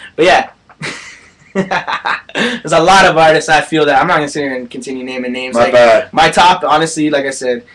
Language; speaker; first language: English; native; English